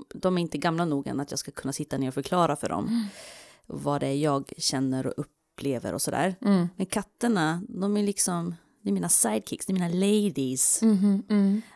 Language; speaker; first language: Swedish; non-native, fluent; English